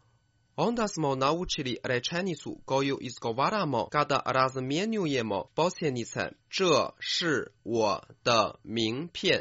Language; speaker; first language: Croatian; non-native, fluent; Chinese